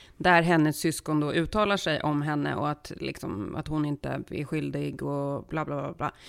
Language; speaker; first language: Swedish; early bilingual, heritage; Swedish